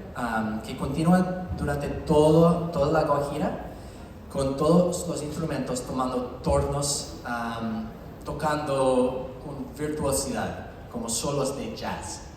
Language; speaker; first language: Spanish; non-native, learner; English